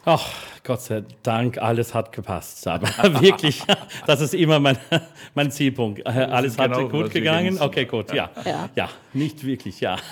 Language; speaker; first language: German; non-native, learner; English